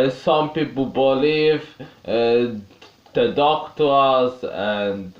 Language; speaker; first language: English; non-native, learner; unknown